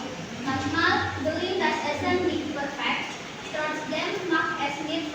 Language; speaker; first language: German; non-native, learner; Indonesian